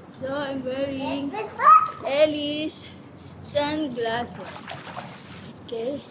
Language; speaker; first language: English; non-native, local second language; Filipino